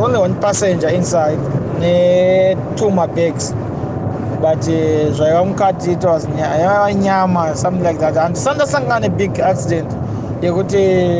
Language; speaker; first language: English; non-native, local second language; Shona